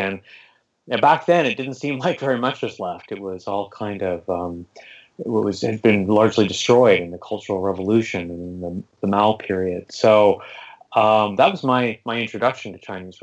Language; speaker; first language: English; native; English